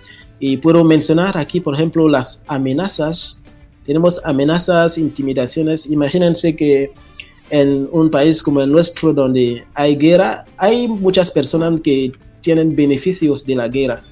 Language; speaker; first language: Spanish; non-native, fluent; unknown